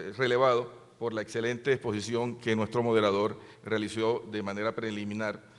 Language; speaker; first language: Spanish; native; Spanish